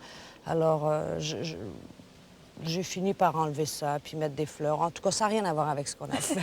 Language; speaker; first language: French; native; French